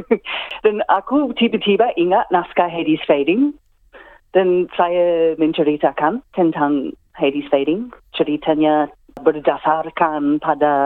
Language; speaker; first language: Indonesian; non-native, fluent; English